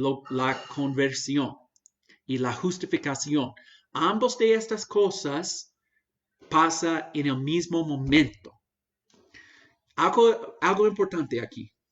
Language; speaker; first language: Spanish; non-native, fluent; English